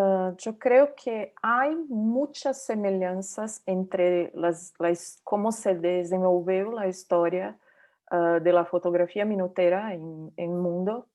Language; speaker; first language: Spanish; non-native, learner; Portuguese